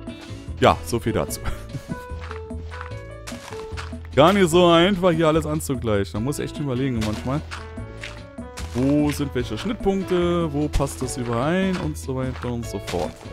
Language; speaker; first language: German; native; German